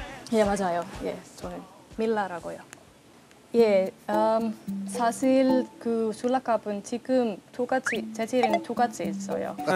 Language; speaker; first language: Korean; non-native, learner; Finnish